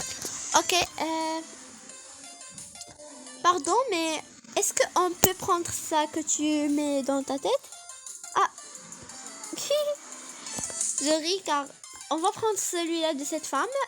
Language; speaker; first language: French; non-native, learner; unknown